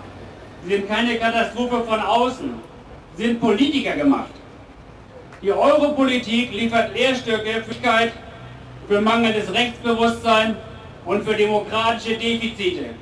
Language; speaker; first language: German; native; German